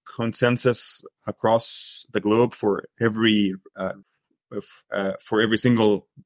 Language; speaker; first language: English; non-native, fluent; Arabic